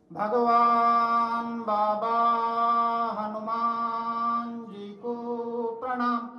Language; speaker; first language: Hindi; non-native, local second language; Marathi